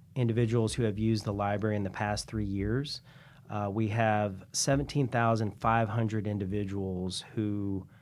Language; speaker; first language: English; native; English